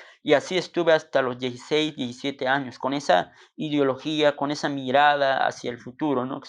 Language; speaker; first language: Spanish; non-native, local second language; Tzotzil